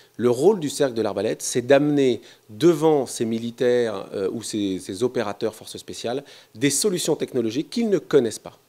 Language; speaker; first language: French; native; French